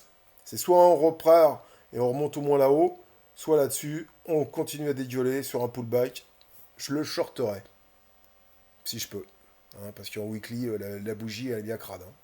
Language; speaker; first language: French; native; French